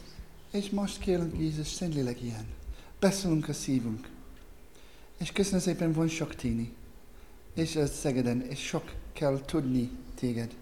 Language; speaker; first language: Hungarian; non-native, learner; English